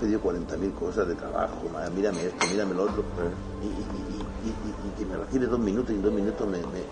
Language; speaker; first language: Spanish; native; Spanish